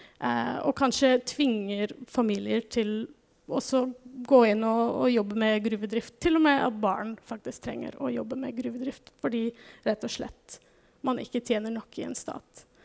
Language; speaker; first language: Norwegian; non-native, fluent; German